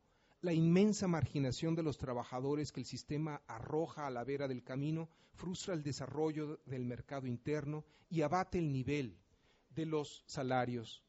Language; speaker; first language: Spanish; native; Spanish